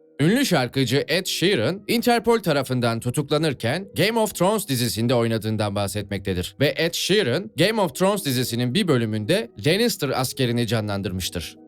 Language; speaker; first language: Turkish; native; Turkish